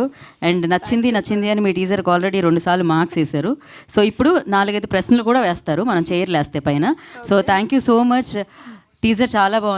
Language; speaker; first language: Telugu; native; Telugu